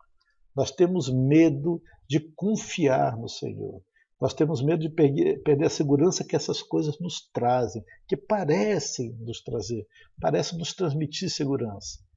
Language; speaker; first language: Portuguese; native; Portuguese